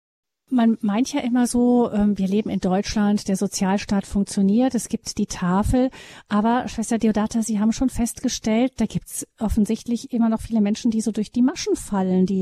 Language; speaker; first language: German; native; German